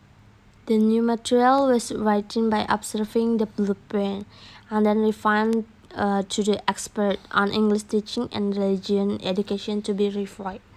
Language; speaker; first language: English; non-native, learner; Indonesian